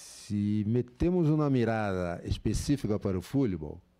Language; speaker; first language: Spanish; non-native, fluent; Portuguese